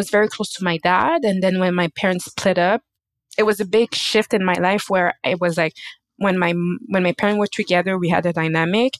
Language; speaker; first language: English; native; English